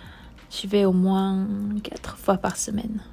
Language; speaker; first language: French; non-native, fluent; Korean